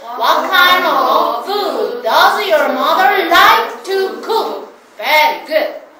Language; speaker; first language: English; non-native, fluent; Korean